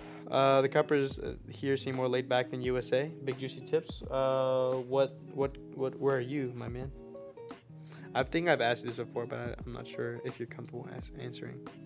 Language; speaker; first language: English; early bilingual, other home language; Spanish